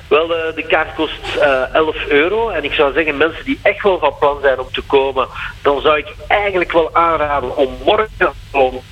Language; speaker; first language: Dutch; native; Dutch